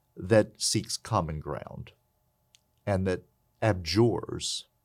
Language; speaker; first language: English; native; English